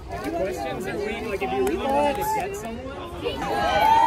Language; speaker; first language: English; native; English